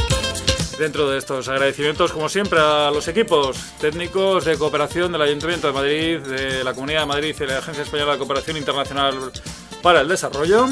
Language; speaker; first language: Spanish; native; Spanish